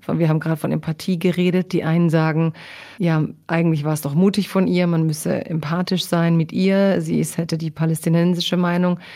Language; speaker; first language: German; early bilingual, other home language; Croatian